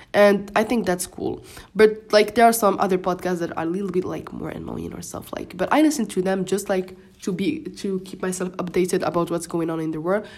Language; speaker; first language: English; non-native, fluent; Arabic